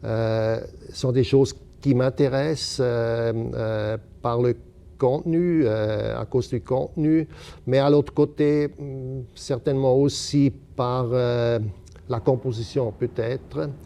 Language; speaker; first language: French; non-native, fluent; German